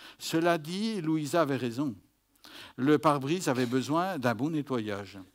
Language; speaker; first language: French; native; French